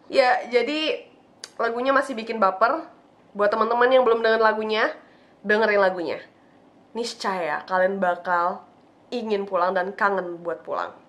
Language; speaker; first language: Indonesian; non-native, local second language; Minangkabau